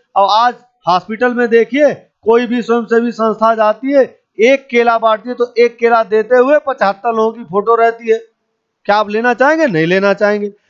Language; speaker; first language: Hindi; native; Hindi